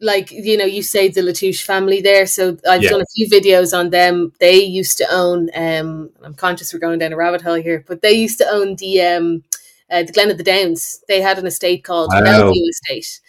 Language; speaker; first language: English; native; English